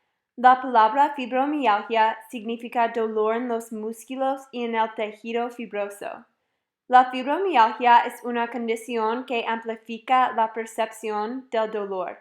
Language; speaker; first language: Spanish; non-native, fluent; English